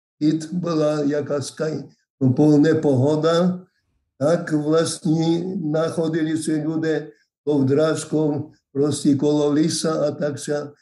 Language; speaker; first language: Slovak; non-native, local second language; Rusyn